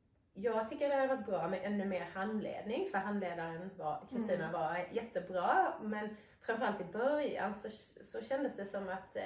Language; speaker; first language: Swedish; native; Swedish